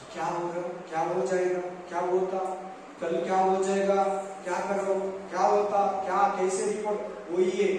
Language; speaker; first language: Hindi; non-native, local second language; Kannada